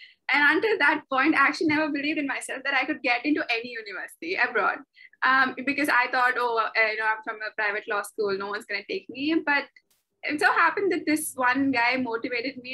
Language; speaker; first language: English; non-native, local second language; Tamil